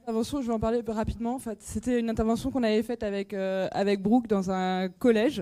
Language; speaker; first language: French; native; French